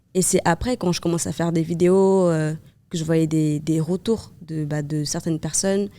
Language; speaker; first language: French; non-native, fluent; Kabuverdianu